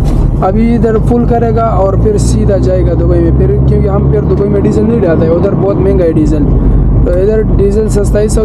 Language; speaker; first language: Hindi; non-native, local second language; Pashto